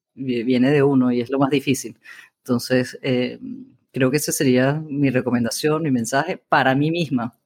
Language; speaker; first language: Spanish; native; Spanish